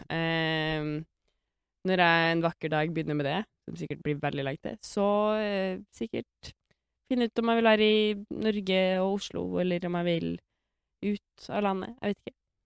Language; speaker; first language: Norwegian; native; Norwegian